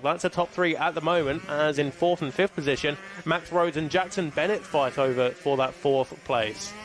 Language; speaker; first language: English; native; English